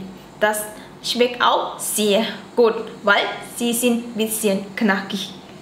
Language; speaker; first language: German; non-native, learner; Thai